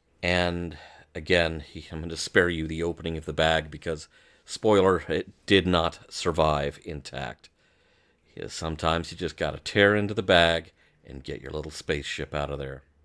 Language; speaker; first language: English; native; English